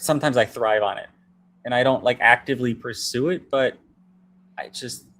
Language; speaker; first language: English; native; English